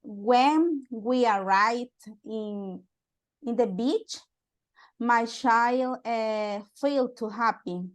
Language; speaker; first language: English; non-native, learner; Spanish